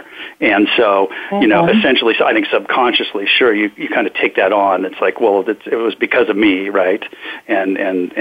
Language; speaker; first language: English; native; English